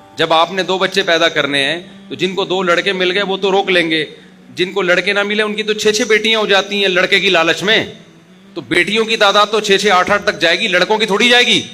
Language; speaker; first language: Urdu; native; Urdu